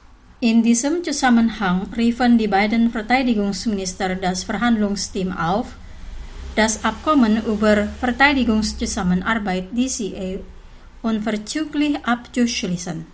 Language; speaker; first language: German; non-native, fluent; Indonesian